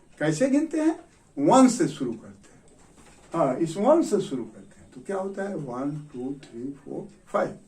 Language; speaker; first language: Hindi; native; Hindi